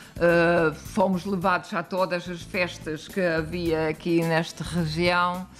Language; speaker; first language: Portuguese; non-native, fluent; German